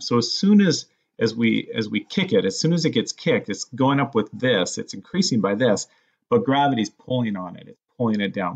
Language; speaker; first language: English; native; English